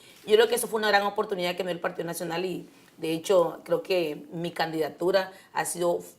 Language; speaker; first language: Spanish; native; Spanish